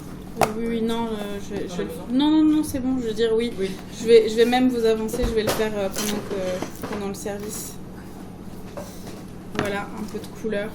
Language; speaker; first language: French; early bilingual, other home language; Persian